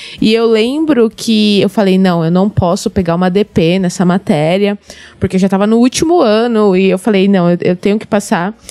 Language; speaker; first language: Portuguese; native; Portuguese